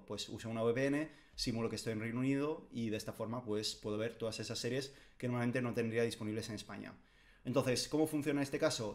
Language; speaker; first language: Spanish; native; Spanish